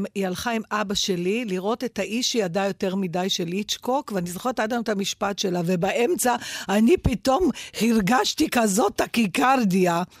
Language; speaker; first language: Hebrew; native; Hebrew